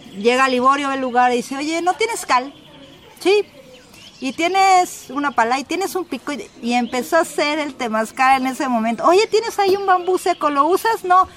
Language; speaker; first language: Spanish; native; Spanish